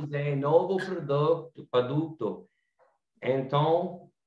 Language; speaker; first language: Portuguese; non-native, learner; English